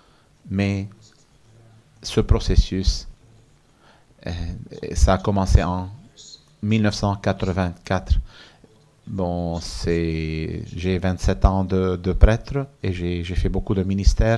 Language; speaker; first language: French; non-native, fluent; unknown